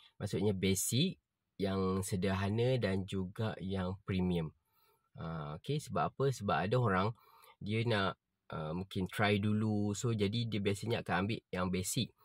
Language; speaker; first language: Malay; native; Malay